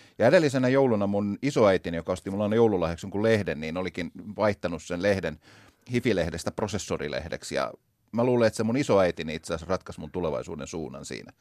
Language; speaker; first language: Finnish; native; Finnish